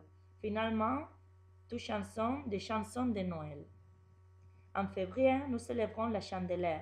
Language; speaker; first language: French; non-native, learner; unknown